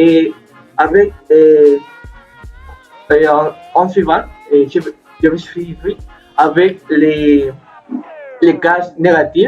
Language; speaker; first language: French; non-native, learner; Spanish